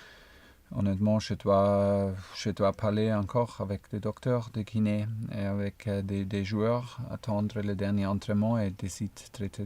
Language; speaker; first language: French; non-native, fluent; German